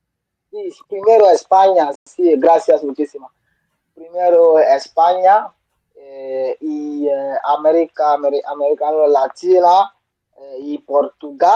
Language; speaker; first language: Spanish; non-native, learner; French